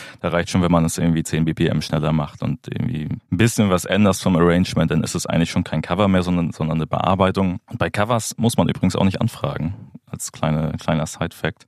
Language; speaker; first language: German; native; German